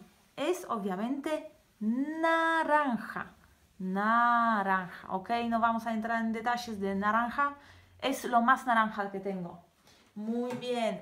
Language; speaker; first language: Spanish; non-native, fluent; Polish